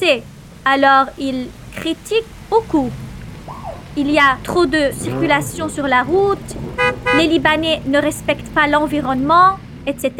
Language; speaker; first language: French; non-native, local second language; Arabic